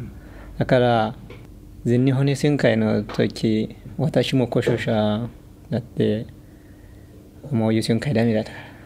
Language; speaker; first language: Japanese; non-native, learner; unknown